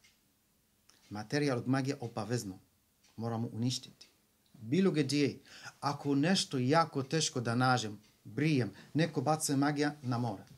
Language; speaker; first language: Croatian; non-native, learner; Arabic